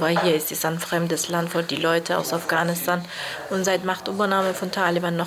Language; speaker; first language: German; non-native, fluent; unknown